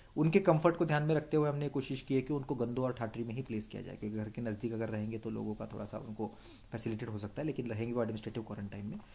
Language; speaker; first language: Hindi; non-native, local second language; Marathi